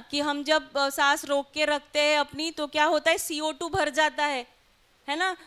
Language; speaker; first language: Hindi; non-native, local second language; Marathi